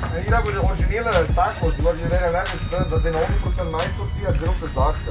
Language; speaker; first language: Dutch; early bilingual, other home language; Italian